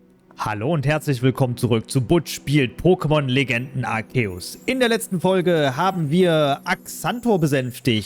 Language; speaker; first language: German; native; German